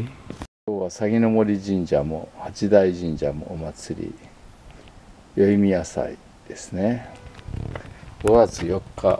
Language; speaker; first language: Japanese; native; Japanese